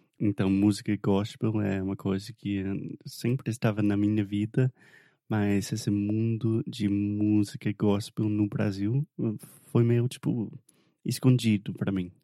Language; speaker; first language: Portuguese; non-native, fluent; English